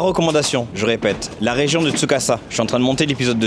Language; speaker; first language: French; native; French